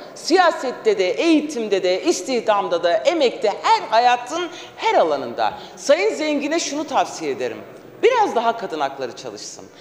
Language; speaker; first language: Turkish; non-native, local second language; Kurdish